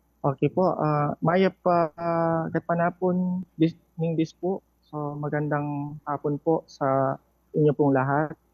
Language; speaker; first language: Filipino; non-native, local second language; Pampanga